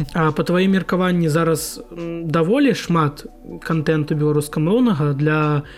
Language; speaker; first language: Belarusian; non-native, local second language; Russian